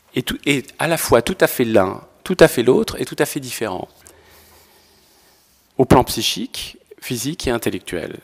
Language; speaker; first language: French; native; French